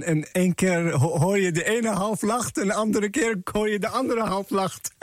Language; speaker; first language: Dutch; non-native, fluent; Arabic